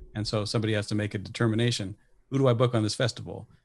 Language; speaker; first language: English; native; English